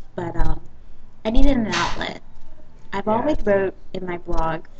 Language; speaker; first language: English; native; English